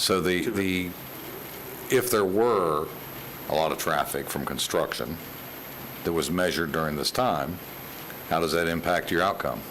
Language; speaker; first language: English; native; English